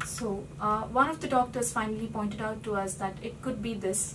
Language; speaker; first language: English; non-native, local second language; Hindi